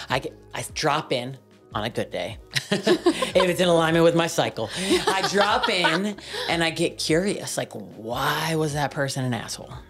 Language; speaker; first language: English; native; English